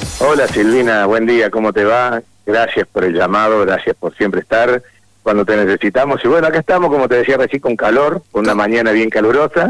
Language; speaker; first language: Spanish; native; Spanish